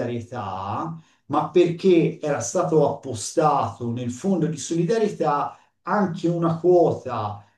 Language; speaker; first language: Italian; native; Italian